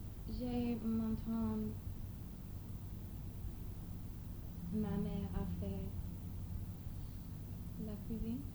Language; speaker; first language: French; non-native, learner; English